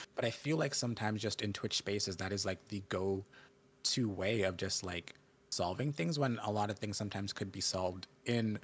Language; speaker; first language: English; native; English